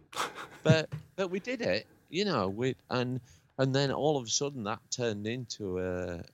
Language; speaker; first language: English; native; English